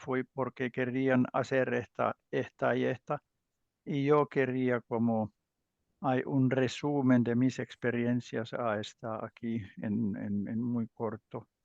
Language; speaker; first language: Spanish; non-native, learner; Finnish